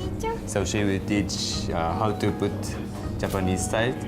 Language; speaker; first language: English; non-native, learner; Japanese